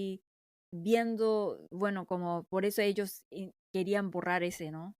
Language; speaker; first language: Spanish; non-native, fluent; Korean